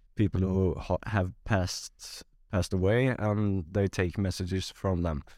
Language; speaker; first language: English; non-native, fluent; Swedish